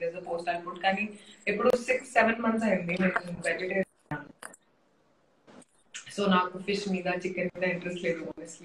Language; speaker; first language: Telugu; non-native, fluent; Hindi